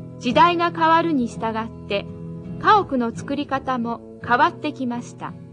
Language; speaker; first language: Japanese; native; Japanese